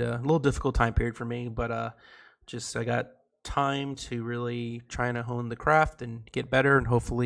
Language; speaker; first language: English; native; English